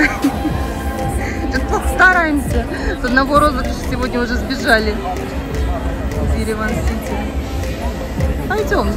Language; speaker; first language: Russian; native; Russian